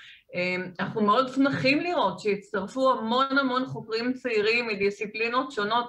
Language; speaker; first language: Hebrew; native; Hebrew